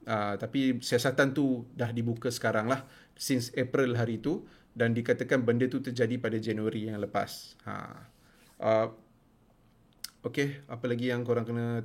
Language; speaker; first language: Malay; native; Malay